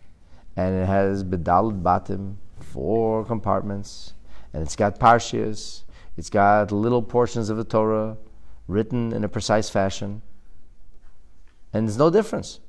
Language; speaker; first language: English; native; English